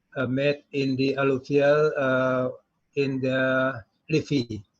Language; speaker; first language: English; non-native, learner; Indonesian